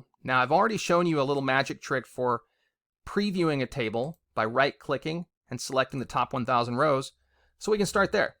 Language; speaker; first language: English; native; English